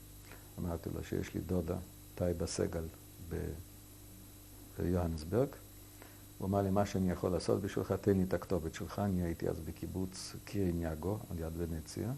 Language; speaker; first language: Hebrew; non-native, fluent; Yiddish